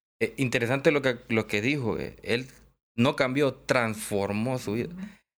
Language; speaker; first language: Spanish; non-native, learner; English